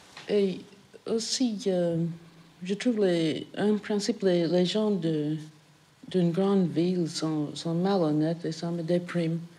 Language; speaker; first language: French; non-native, fluent; English